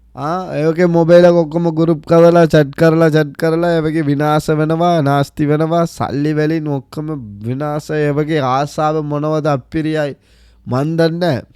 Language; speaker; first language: Sinhala; early bilingual, heritage; Sinhala